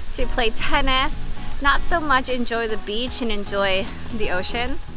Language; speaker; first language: English; native; English